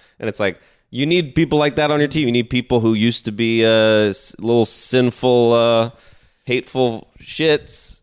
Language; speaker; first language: English; native; English